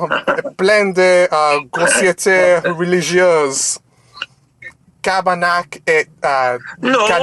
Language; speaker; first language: French; non-native, learner; English